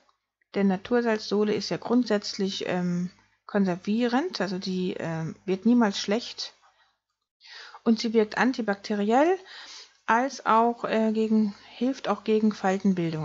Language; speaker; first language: German; native; German